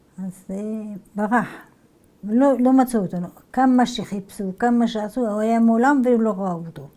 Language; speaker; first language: Hebrew; early bilingual, other home language; Arabic